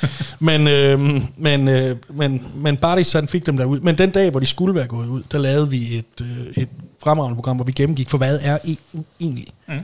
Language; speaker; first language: Danish; native; Danish